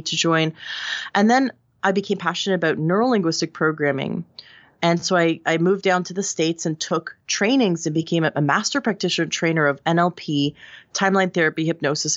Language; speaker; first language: English; native; English